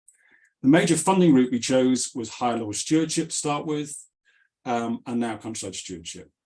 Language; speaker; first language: English; native; English